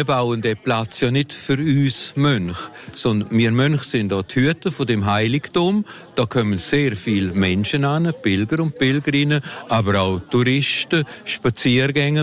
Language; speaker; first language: German; native; German